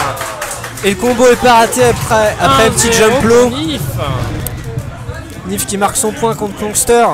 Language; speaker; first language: French; native; French